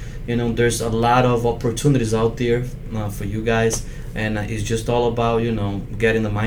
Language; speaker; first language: English; native; English